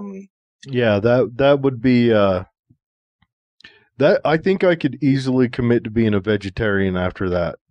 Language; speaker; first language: English; native; English